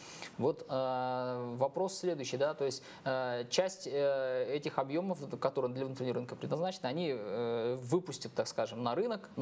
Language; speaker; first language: Russian; native; Russian